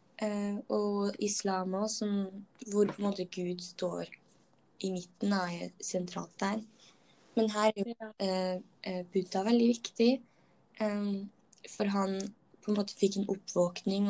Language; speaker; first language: Norwegian; native; Norwegian